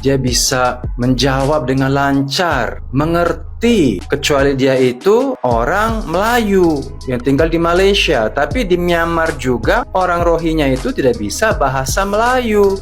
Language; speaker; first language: Indonesian; native; Indonesian